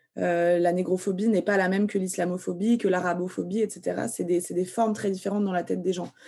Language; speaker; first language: French; early bilingual, other home language; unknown